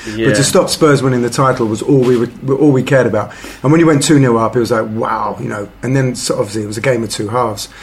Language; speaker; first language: English; native; English